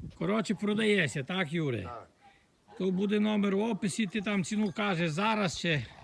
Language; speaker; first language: Ukrainian; native; Ukrainian